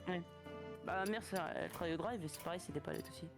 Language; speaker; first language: French; native; French